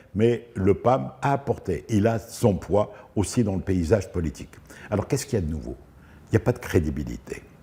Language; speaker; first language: French; non-native, local second language; Arabic